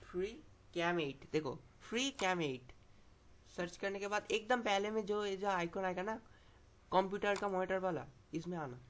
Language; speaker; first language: Hindi; non-native, local second language; Bangla